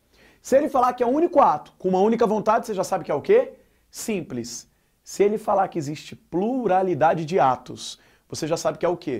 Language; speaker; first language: Portuguese; native; Portuguese